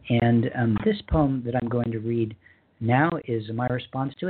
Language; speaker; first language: English; native; English